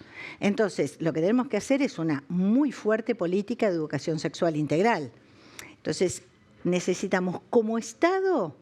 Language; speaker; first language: Spanish; native; Spanish